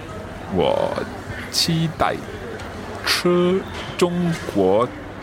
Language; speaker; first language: Chinese; non-native, learner; English